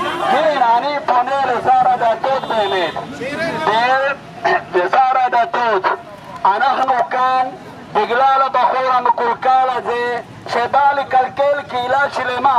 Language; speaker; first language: Hebrew; non-native, fluent; Amharic